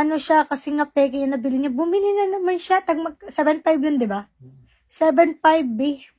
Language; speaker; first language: Filipino; non-native, local second language; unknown